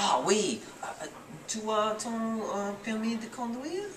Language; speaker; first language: French; non-native, learner; English